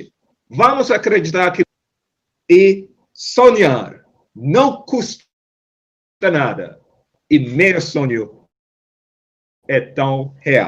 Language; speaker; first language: Portuguese; non-native, fluent; English